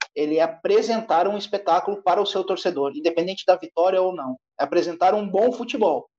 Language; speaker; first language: Portuguese; native; Portuguese